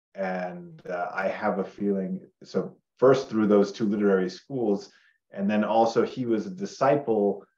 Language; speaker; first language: English; native; English